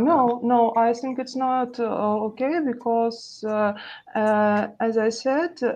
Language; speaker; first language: English; non-native, learner; Russian